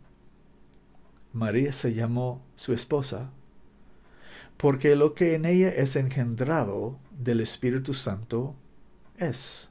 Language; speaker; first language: Spanish; non-native, learner; English